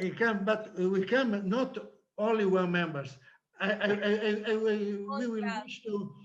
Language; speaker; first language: English; non-native, learner; Italian